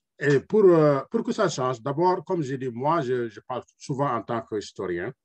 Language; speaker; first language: French; non-native, local second language; Wolof